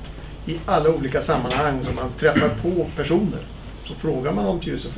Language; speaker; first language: Swedish; native; Swedish